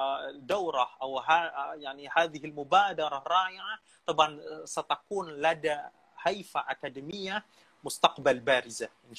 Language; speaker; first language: Arabic; non-native, fluent; Indonesian